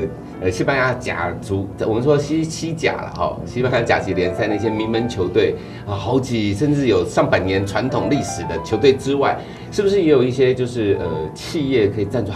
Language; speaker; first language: Chinese; native; Chinese